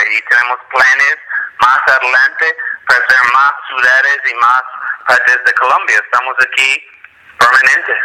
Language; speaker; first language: Spanish; non-native, fluent; English